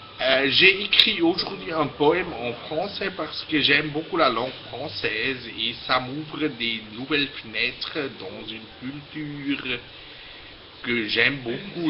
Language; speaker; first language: French; non-native, fluent; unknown